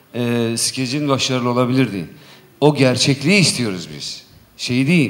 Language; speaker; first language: Turkish; native; Turkish